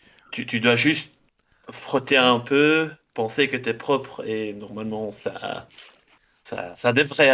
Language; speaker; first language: French; non-native, fluent; Dutch